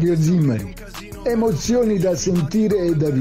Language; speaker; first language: Italian; native; Italian